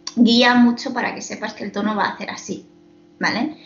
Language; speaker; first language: Spanish; non-native, fluent; Chinese